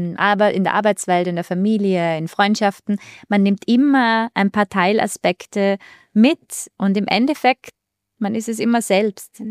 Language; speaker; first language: German; native; German